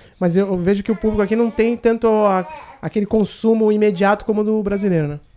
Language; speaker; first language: Portuguese; native; Portuguese